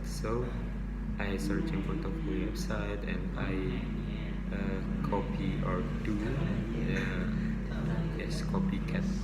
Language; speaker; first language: English; non-native, local second language; Indonesian